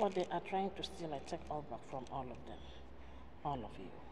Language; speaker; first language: English; non-native, local second language; Ibibio